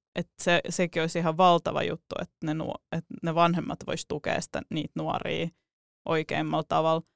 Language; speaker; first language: Finnish; early bilingual, other home language; Russian